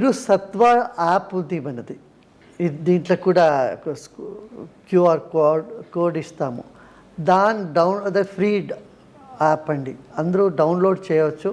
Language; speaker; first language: Telugu; non-native, local second language; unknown